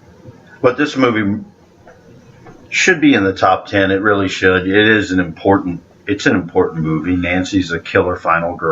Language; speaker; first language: English; native; English